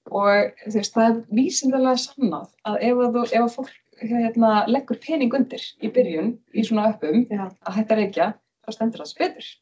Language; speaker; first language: Icelandic; native; Icelandic